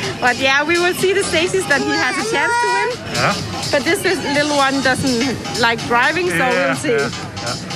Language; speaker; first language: English; non-native, fluent; Danish